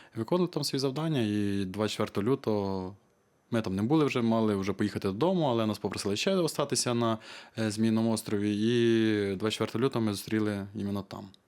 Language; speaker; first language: Ukrainian; native; Ukrainian